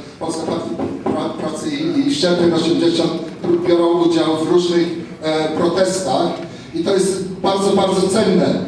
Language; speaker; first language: Polish; non-native, fluent; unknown